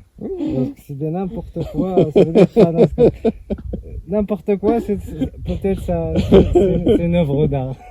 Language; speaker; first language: French; non-native, local second language; Arabic